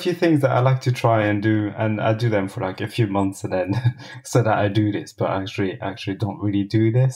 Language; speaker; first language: English; non-native, fluent; French